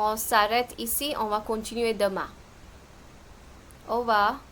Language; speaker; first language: French; non-native, fluent; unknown